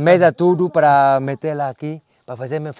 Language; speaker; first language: Portuguese; non-native, learner; Vietnamese